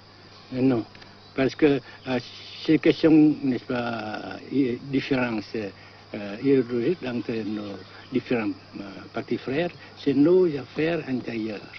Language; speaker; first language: French; non-native, fluent; Vietnamese